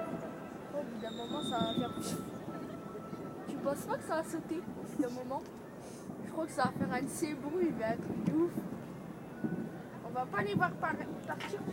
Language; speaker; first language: French; native; French